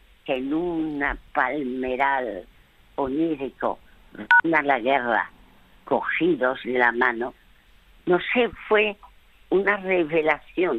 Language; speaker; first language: Spanish; early bilingual, other home language; French